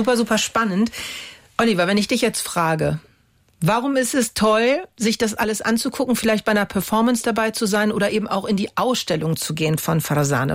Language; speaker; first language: German; native; German